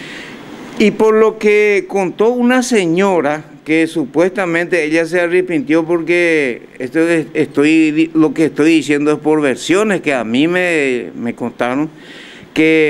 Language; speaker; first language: Spanish; native; Spanish